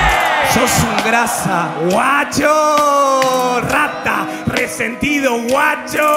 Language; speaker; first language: Spanish; native; Spanish